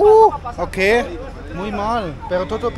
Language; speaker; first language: Spanish; non-native, learner; German